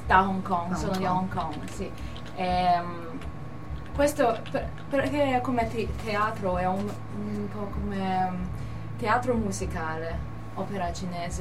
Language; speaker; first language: Italian; non-native, learner; Cantonese